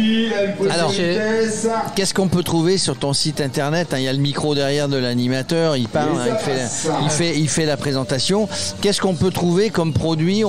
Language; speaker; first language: French; native; French